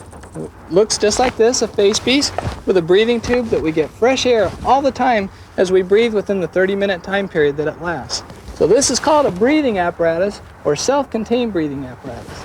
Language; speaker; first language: English; native; English